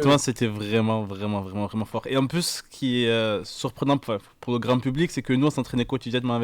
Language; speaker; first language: French; native; French